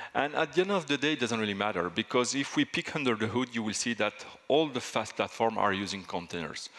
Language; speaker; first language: English; non-native, fluent; French